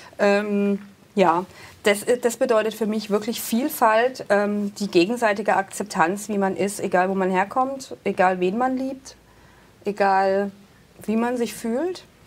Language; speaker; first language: German; native; German